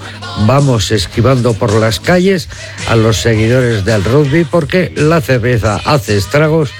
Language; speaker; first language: Spanish; native; Spanish